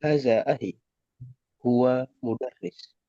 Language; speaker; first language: Arabic; non-native, learner; Indonesian